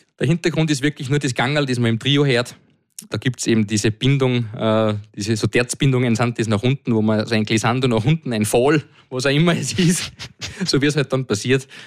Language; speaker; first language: German; native; German